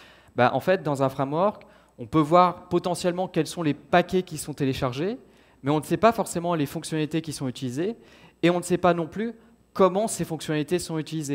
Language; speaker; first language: French; native; French